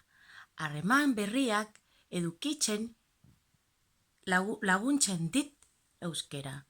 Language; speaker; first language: Basque; non-native, learner; Spanish